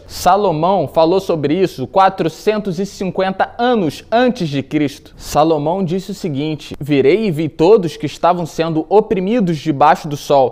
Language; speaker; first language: Portuguese; native; Portuguese